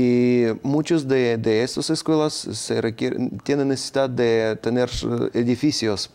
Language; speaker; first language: Spanish; non-native, fluent; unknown